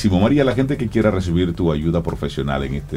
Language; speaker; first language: Spanish; native; Spanish